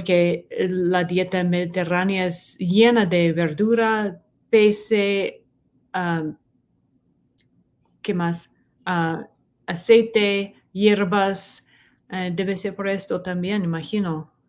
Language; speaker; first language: Spanish; non-native, learner; English